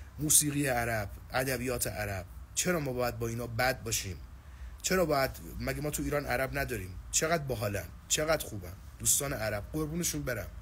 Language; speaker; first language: Persian; native; Persian